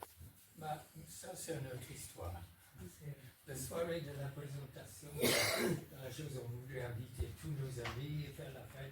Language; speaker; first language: French; non-native, fluent; English